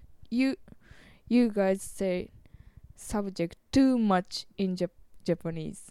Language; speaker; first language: English; non-native, learner; Japanese